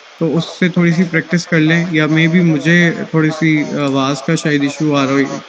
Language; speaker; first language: Urdu; native; Urdu